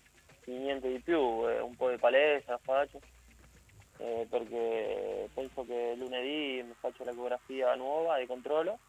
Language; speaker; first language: Italian; non-native, learner; Spanish